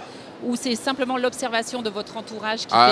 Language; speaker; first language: French; native; French